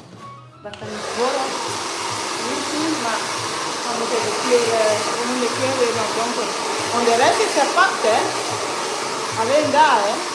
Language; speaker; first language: Dutch; non-native, learner; English